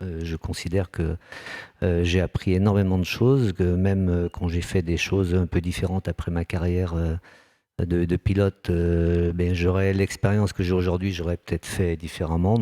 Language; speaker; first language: French; native; French